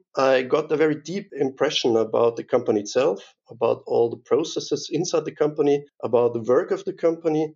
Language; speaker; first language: English; non-native, fluent; German